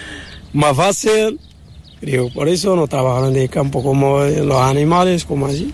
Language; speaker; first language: Spanish; non-native, learner; Arabic